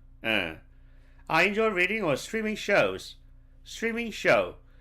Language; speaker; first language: English; non-native, fluent; Korean